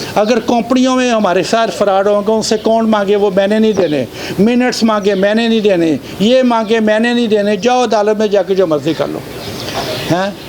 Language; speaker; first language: Urdu; non-native, local second language; Punjabi